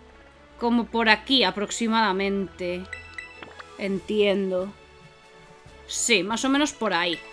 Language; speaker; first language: Spanish; native; Spanish